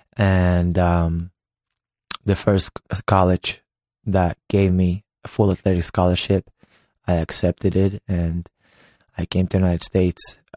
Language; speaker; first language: English; non-native, fluent; Ukrainian